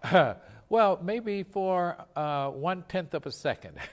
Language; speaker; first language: English; native; English